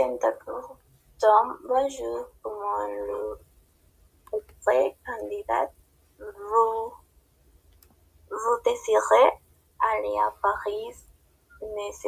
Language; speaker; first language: French; non-native, learner; Spanish